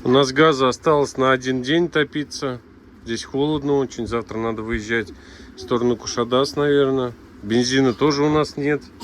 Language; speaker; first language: Russian; native; Russian